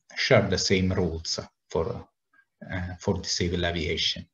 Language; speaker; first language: English; non-native, fluent; Italian